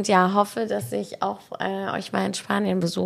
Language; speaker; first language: German; native; German